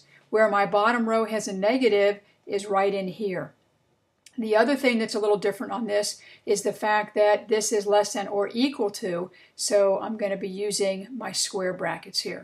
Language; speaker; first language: English; native; English